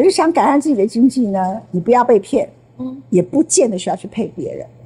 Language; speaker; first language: Chinese; native; Chinese